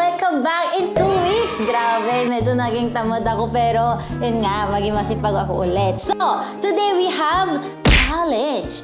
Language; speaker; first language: Filipino; non-native, fluent; Korean